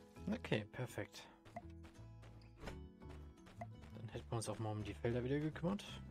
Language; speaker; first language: German; native; German